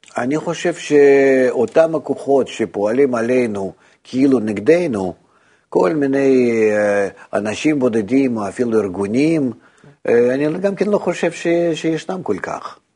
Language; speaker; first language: Hebrew; non-native, fluent; Russian